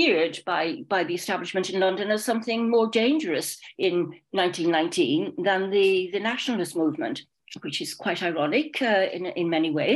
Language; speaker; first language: English; native; English